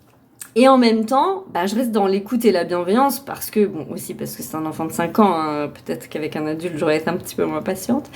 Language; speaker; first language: French; native; French